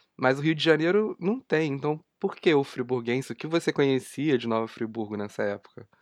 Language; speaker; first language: Portuguese; native; Portuguese